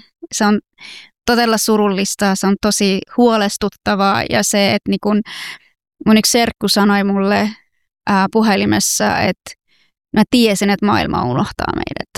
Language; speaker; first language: Finnish; non-native, fluent; Persian